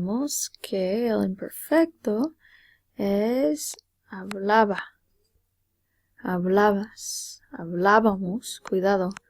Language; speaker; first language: Spanish; non-native, fluent; English